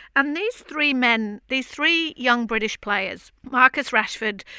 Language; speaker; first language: English; native; English